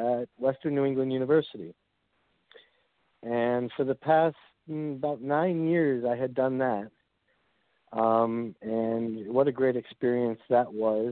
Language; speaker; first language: English; native; English